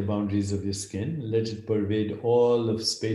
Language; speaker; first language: English; non-native, local second language; Hindi